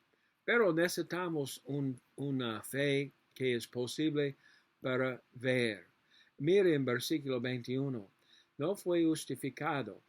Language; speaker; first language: Spanish; non-native, learner; English